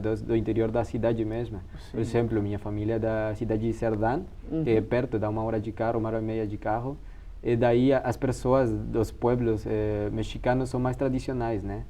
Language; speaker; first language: Portuguese; non-native, fluent; Spanish